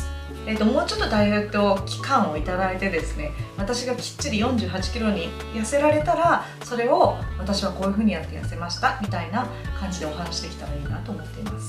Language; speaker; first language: Japanese; native; Japanese